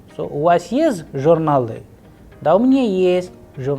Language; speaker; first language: Russian; non-native, fluent; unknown